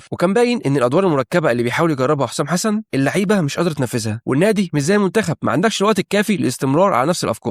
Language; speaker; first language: Arabic; native; Arabic